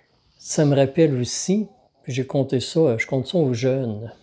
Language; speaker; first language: French; native; French